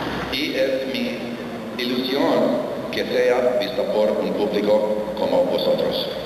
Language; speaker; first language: Spanish; non-native, fluent; Finnish